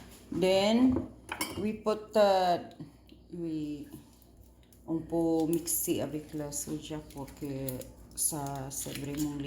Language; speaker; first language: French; non-native, learner; Filipino